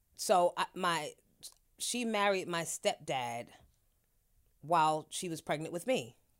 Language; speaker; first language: English; native; English